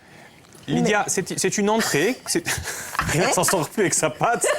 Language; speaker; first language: French; native; French